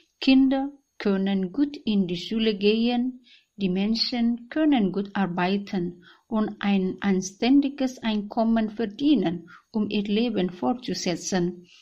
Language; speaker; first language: German; non-native, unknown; Indonesian